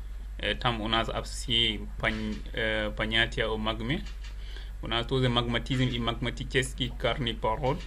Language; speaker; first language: Russian; non-native, learner; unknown